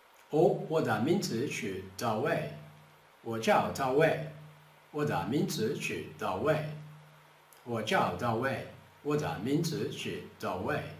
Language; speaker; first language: Chinese; non-native, fluent; Portuguese